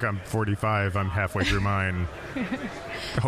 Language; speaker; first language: English; native; English